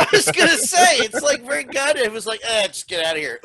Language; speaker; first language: English; native; English